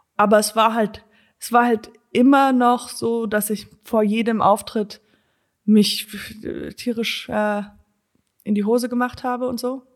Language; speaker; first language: German; native; German